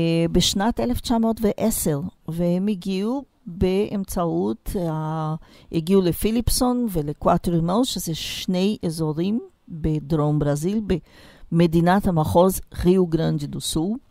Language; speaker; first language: Hebrew; non-native, fluent; Portuguese